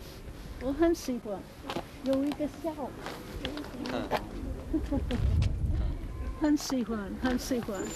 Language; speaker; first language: Chinese; non-native, local second language; English